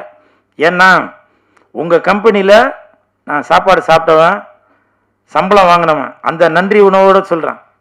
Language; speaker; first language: Tamil; native; Tamil